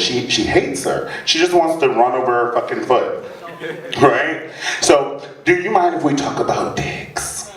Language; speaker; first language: English; native; English